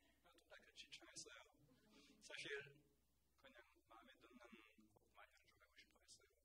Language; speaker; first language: Korean; non-native, learner; French